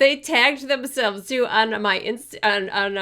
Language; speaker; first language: English; native; English